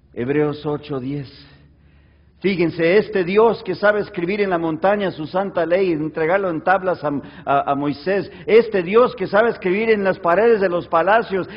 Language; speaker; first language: Spanish; early bilingual, heritage; Spanish